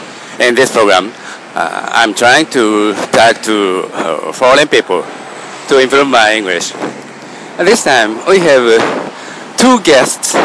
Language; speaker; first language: English; non-native, learner; Japanese